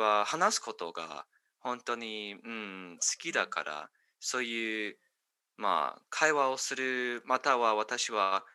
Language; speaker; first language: Japanese; non-native, learner; English